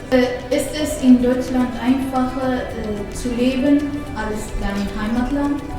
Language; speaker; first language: German; non-native, learner; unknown